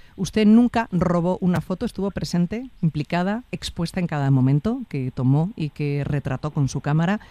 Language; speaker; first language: Spanish; native; Spanish